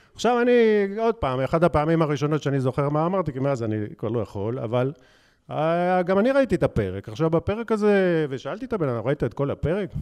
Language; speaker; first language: Hebrew; native; Hebrew